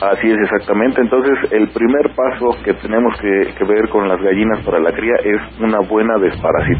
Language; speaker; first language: Spanish; native; Spanish